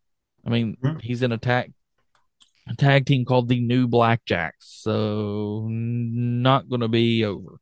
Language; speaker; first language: English; native; English